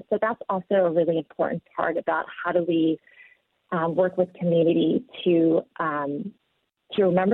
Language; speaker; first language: English; native; English